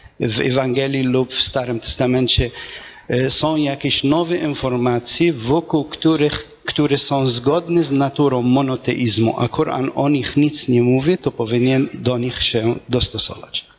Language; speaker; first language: Polish; non-native, fluent; Arabic